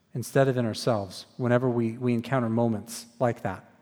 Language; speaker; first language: English; native; English